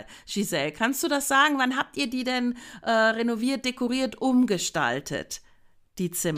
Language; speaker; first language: German; native; German